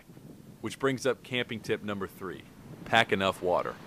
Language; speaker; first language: English; native; English